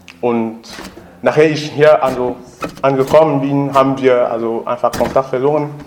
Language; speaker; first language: German; non-native, learner; French